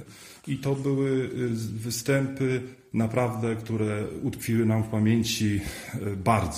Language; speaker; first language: Polish; native; Polish